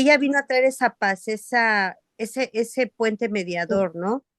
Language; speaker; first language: Spanish; native; Spanish